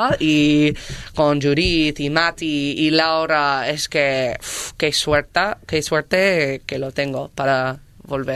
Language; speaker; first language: Spanish; non-native, learner; English